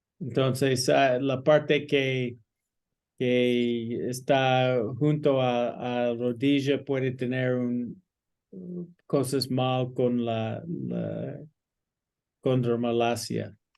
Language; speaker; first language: Spanish; non-native, learner; English